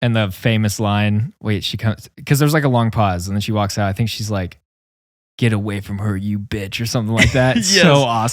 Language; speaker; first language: English; native; English